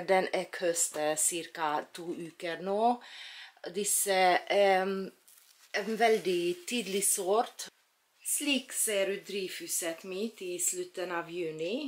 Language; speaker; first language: Swedish; non-native, learner; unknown